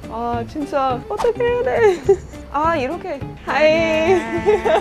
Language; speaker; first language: Korean; non-native, learner; English